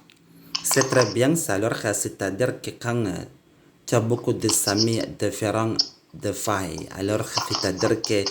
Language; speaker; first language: French; non-native, learner; Indonesian